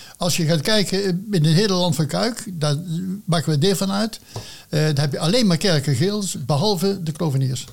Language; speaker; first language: Dutch; native; Dutch